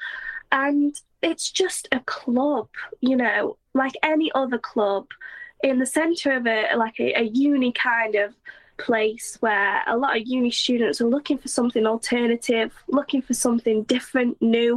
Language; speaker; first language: English; native; English